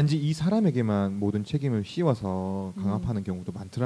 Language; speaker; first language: Korean; native; Korean